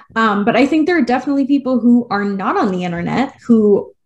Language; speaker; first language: English; native; English